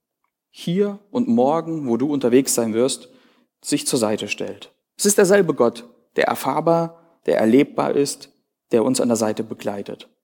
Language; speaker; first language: German; native; German